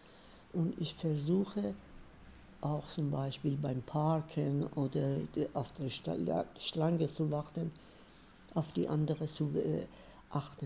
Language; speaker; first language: German; non-native, fluent; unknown